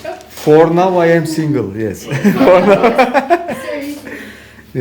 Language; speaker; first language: English; non-native, learner; Turkish